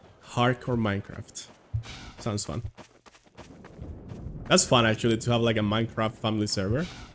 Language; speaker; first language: English; non-native, fluent; Spanish